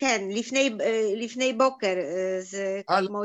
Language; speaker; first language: Hebrew; non-native, learner; Polish